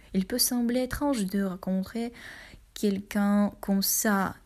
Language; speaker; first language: French; non-native, learner; Ukrainian